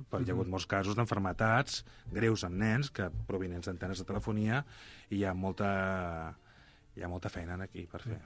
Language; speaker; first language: Catalan; non-native, local second language; Spanish